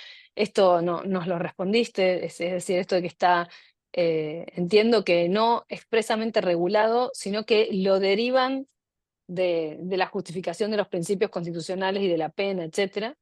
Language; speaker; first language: Spanish; native; Spanish